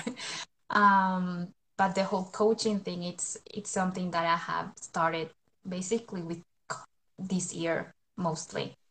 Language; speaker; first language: English; non-native, fluent; Spanish